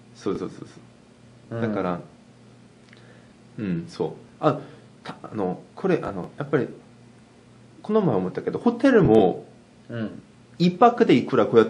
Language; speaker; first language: Japanese; non-native, fluent; Korean